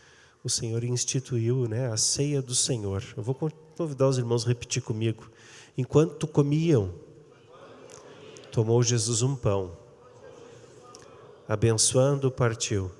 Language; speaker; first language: Portuguese; native; Portuguese